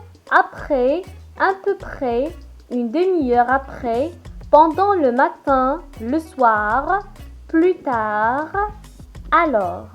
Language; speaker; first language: French; non-native, local second language; Arabic